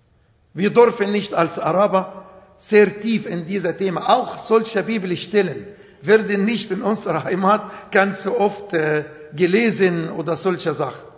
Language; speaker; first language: German; non-native, fluent; Arabic